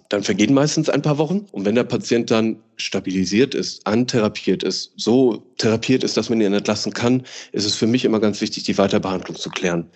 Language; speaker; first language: German; native; German